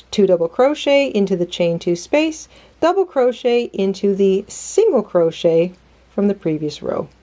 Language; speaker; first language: English; native; English